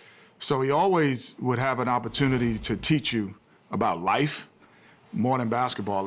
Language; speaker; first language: English; native; English